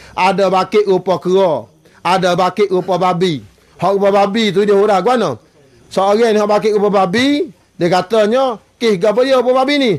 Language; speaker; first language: Malay; native; Malay